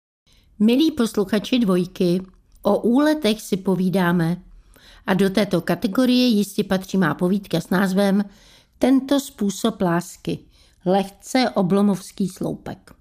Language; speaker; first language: Czech; native; Czech